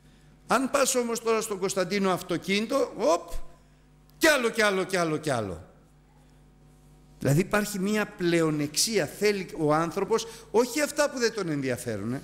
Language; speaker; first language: Greek; native; Greek